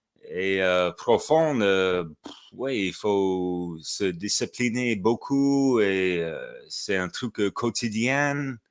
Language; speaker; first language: French; non-native, fluent; English